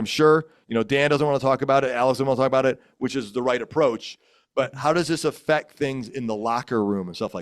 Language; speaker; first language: English; native; English